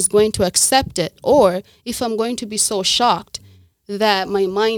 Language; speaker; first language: English; non-native, local second language; Kinyarwanda